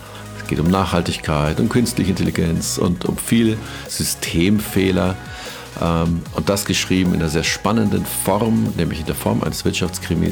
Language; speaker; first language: German; native; German